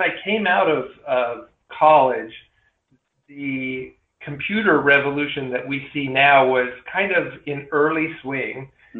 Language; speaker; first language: English; native; English